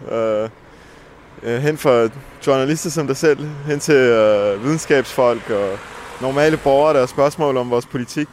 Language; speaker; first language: Danish; early bilingual, heritage; Danish